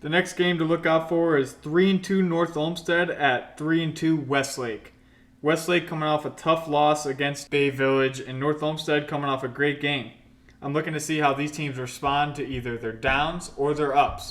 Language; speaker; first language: English; native; English